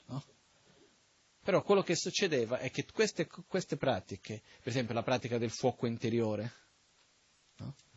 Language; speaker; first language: Italian; non-native, fluent; Portuguese